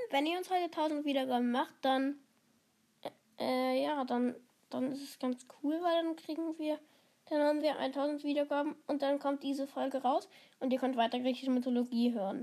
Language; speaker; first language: German; native; German